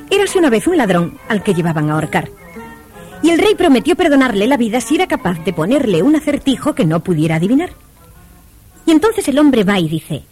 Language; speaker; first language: Spanish; native; Spanish